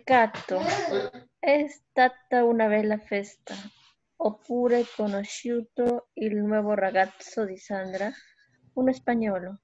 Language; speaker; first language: Italian; non-native, learner; Spanish